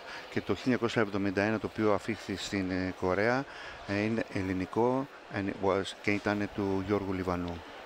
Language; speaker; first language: Greek; native; Greek